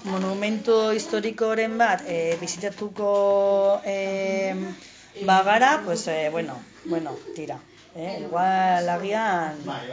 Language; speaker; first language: Basque; non-native, learner; Spanish